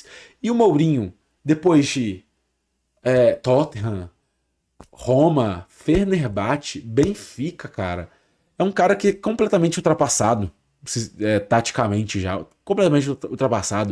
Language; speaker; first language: Portuguese; native; Portuguese